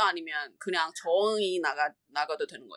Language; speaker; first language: Korean; non-native, fluent; Chinese